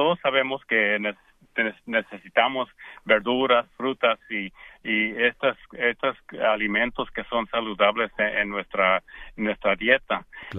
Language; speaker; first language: Spanish; early bilingual, heritage; Spanish